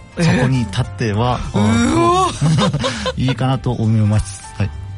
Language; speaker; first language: Japanese; non-native, learner; Korean